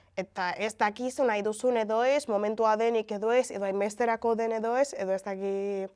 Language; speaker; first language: Basque; early bilingual, other home language; Spanish